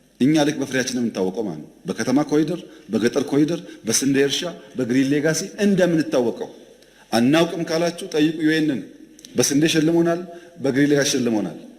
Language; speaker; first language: Amharic; non-native, local second language; Oromo